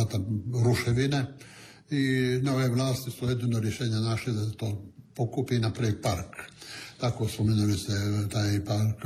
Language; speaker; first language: Serbian; non-native, local second language; Italian